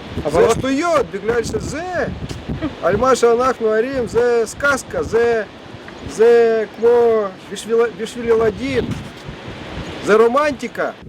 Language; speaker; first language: Hebrew; non-native, fluent; Russian